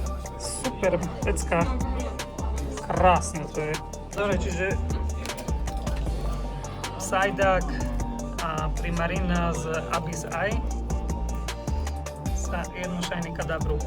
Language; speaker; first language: Slovak; native; Slovak